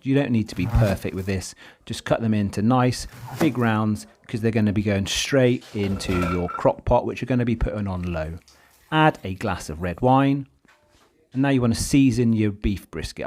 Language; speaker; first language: English; native; English